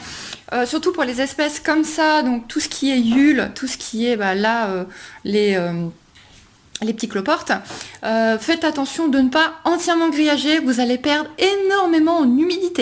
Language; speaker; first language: French; native; French